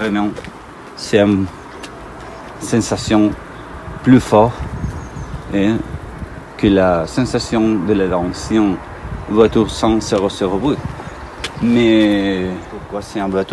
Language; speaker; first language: French; non-native, learner; Spanish